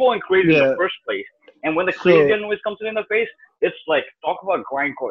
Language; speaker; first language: English; non-native, local second language; Nepali